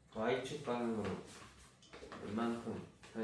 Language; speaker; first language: Korean; native; Korean